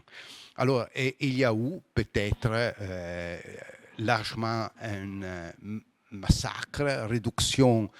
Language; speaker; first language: French; non-native, fluent; Italian